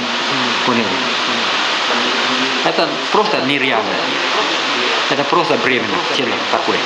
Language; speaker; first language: Russian; non-native, learner; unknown